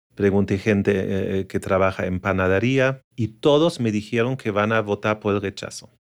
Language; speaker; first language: Spanish; non-native, fluent; German